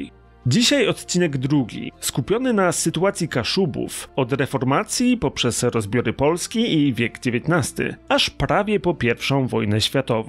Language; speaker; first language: Polish; native; Polish